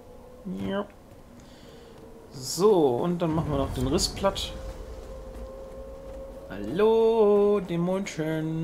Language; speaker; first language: German; native; German